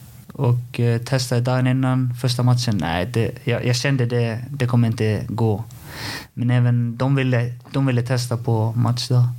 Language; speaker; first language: Swedish; non-native, fluent; Icelandic